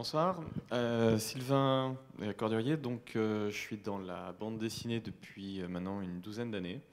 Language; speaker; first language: French; native; French